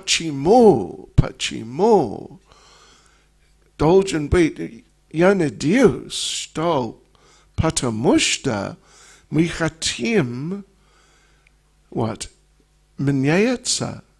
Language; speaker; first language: Russian; non-native, learner; English